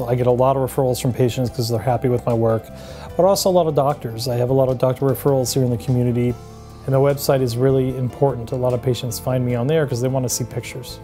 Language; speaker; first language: English; native; English